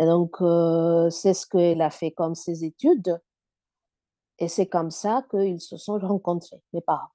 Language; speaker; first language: French; non-native, fluent; Bangla